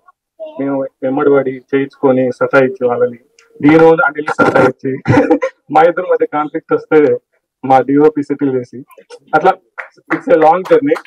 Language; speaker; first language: Telugu; native; Telugu